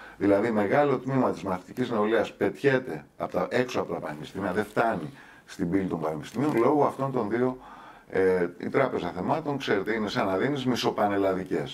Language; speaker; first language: Greek; native; Greek